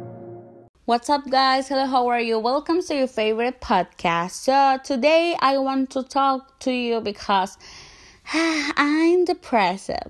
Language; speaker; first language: English; non-native, learner; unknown